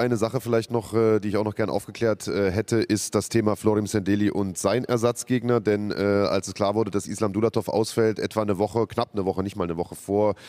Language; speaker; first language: German; native; German